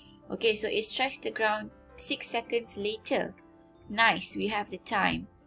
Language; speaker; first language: English; non-native, local second language; Malay